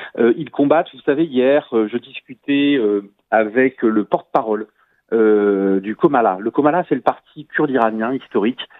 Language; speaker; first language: French; native; French